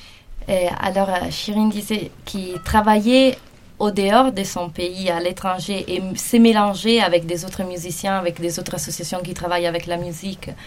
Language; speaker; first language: French; non-native, fluent; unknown